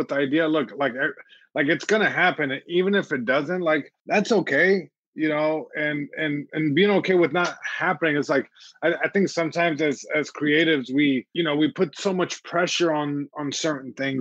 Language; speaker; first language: English; early bilingual, other home language; Spanish